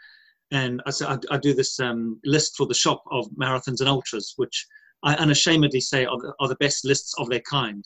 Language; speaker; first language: English; native; English